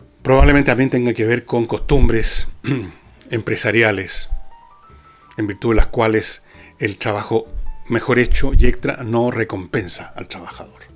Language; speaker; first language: Spanish; native; Spanish